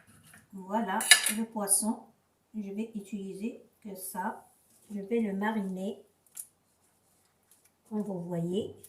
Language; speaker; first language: French; non-native, local second language; Arabic